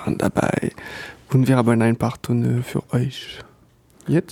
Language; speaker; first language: German; non-native, learner; French